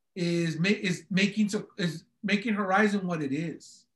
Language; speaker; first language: English; early bilingual, other home language; Spanish